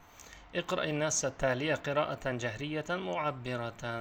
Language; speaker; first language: Arabic; non-native, fluent; Uzbek